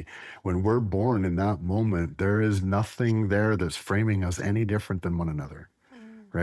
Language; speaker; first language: English; native; English